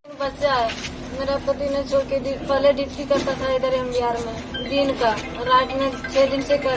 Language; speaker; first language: Hindi; non-native, local second language; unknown